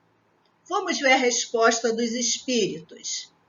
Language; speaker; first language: Portuguese; native; Portuguese